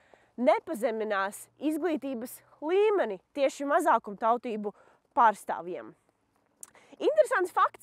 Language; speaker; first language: Latvian; native; Latvian